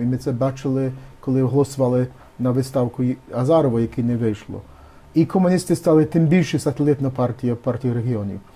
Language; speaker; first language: Ukrainian; early bilingual, heritage; Ukrainian